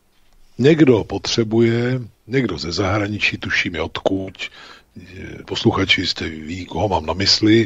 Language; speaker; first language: Czech; native; Czech